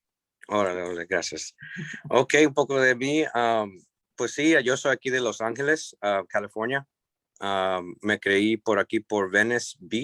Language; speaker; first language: Spanish; early bilingual, heritage; English